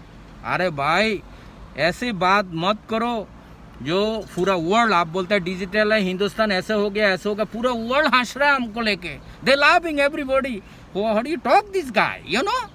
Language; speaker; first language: Hindi; non-native, local second language; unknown